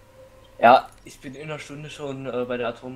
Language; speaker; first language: German; native; German